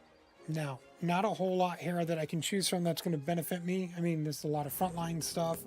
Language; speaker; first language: English; native; English